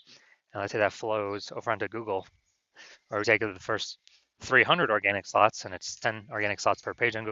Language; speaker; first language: English; native; English